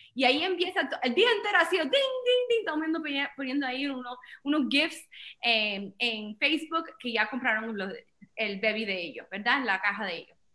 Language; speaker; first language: Spanish; early bilingual, heritage; Spanish